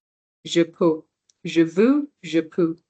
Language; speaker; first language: French; non-native, learner; English